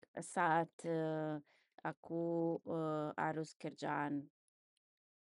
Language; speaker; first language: Indonesian; non-native, learner; English